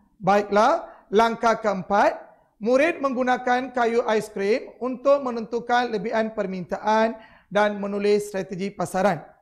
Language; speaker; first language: Malay; non-native, local second language; Tamil